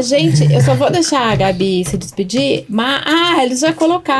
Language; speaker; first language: Portuguese; native; Portuguese